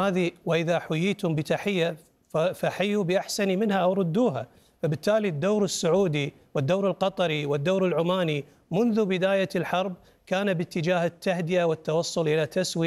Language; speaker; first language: Arabic; native; Arabic